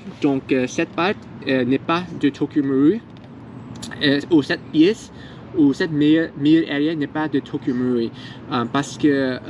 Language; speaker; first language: French; non-native, learner; English